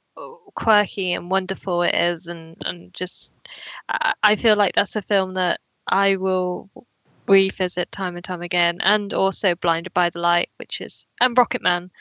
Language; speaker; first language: English; native; English